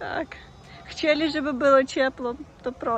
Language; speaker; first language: Polish; non-native, fluent; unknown